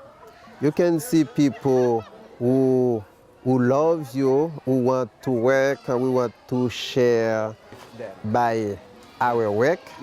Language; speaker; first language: English; non-native, local second language; Haitian Creole